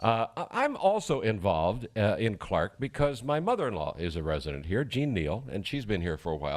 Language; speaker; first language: English; native; English